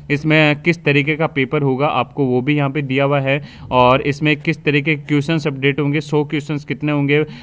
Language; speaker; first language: Hindi; native; Hindi